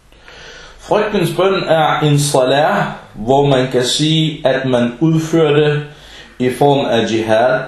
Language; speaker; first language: Danish; non-native, fluent; Arabic